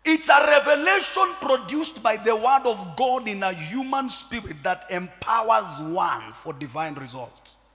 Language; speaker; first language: English; non-native, local second language; Swahili